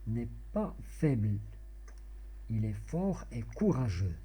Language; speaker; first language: French; non-native, local second language; Arabic